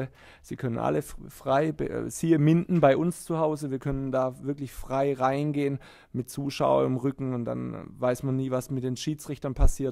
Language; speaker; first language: German; native; German